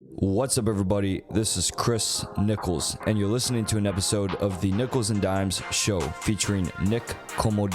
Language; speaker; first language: English; native; English